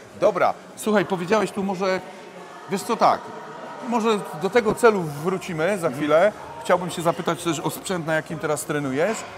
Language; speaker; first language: Polish; native; Polish